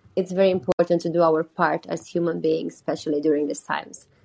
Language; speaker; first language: English; non-native, fluent; Romanian